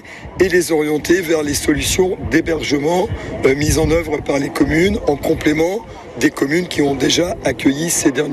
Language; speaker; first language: French; native; French